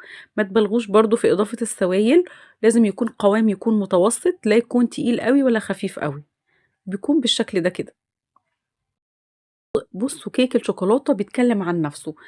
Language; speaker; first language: Arabic; native; Arabic